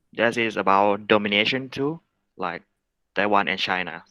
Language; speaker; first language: English; non-native, learner; Thai